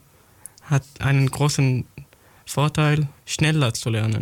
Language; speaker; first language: German; non-native, fluent; Arabic